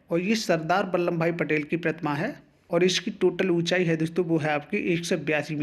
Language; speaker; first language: Hindi; native; Hindi